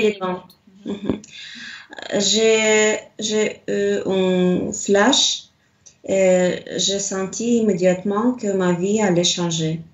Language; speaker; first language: French; non-native, learner; Russian